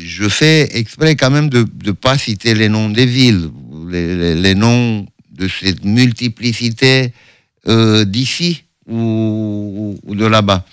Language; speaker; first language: French; non-native, fluent; Romanian